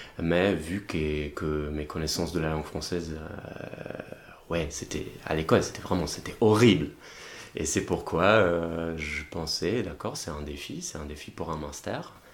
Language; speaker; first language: French; non-native, fluent; German